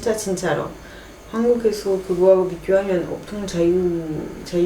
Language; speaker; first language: Korean; non-native, fluent; French